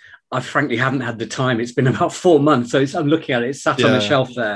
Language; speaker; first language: English; native; English